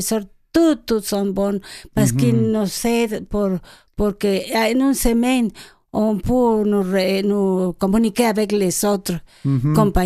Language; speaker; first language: French; non-native, learner; Spanish